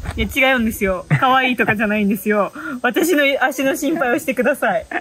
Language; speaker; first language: Japanese; native; Japanese